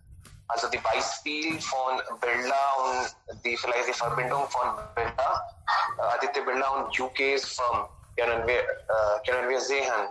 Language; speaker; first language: German; non-native, learner; Hindi